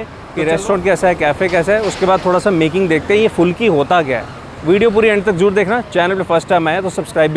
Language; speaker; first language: Hindi; native; Hindi